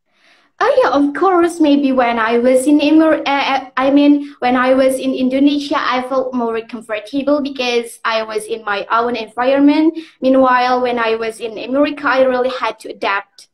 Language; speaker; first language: English; non-native, learner; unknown